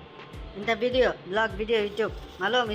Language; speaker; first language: Arabic; non-native, learner; Bangla